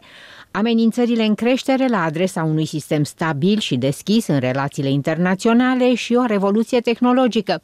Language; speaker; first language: Romanian; native; Romanian